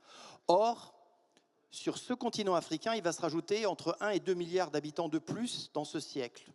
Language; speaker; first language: French; native; French